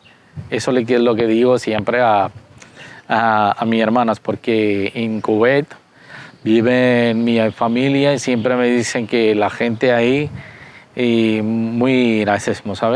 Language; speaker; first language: Spanish; non-native, fluent; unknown